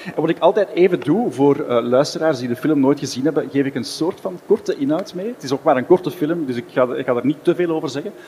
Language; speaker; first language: Dutch; native; Dutch